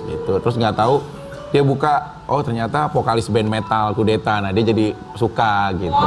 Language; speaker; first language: Indonesian; native; Indonesian